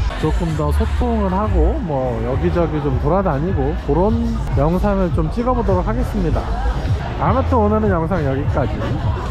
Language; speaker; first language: Korean; native; Korean